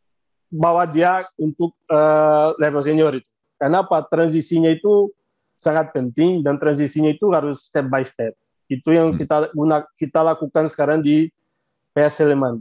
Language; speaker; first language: Indonesian; non-native, fluent; Portuguese